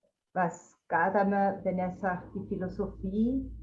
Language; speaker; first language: German; non-native, fluent; Spanish